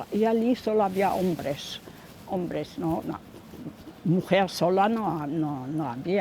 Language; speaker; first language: Spanish; non-native, fluent; German